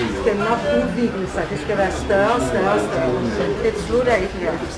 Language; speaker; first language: Danish; non-native, fluent; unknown